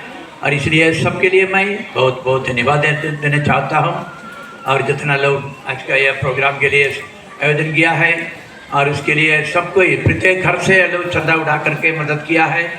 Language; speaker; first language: Hindi; non-native, local second language; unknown